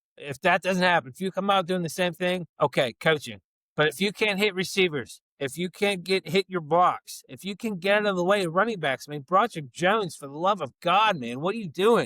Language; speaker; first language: English; native; English